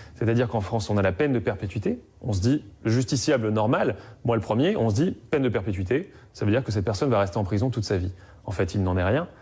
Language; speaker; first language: French; native; French